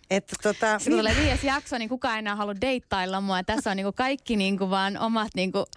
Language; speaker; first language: Finnish; early bilingual, other home language; Kurdish